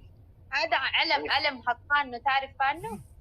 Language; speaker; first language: Arabic; non-native, learner; Oromo